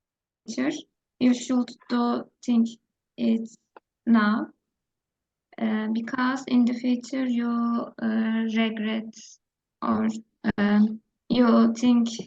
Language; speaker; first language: English; non-native, learner; Turkish